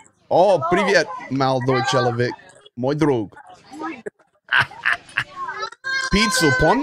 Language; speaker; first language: Russian; non-native, learner; English